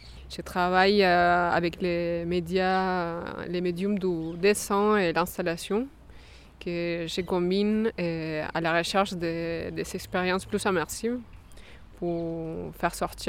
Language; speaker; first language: French; non-native, fluent; Spanish